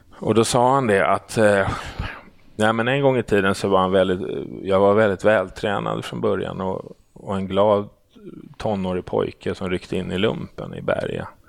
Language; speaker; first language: Swedish; native; Swedish